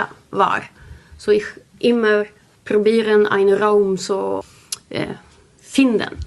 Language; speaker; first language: German; non-native, learner; Swedish